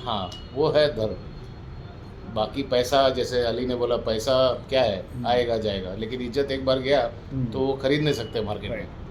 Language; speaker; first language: Hindi; non-native, local second language; Malayalam